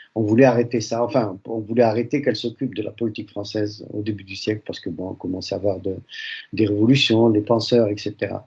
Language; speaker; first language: French; early bilingual, other home language; Arabic